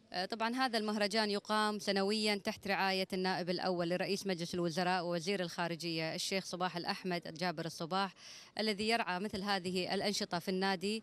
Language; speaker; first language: Arabic; native; Arabic